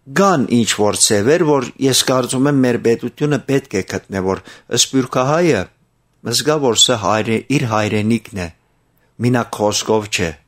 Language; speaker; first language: Armenian; early bilingual, heritage; Armenian